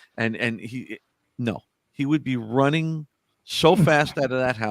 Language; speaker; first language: English; native; English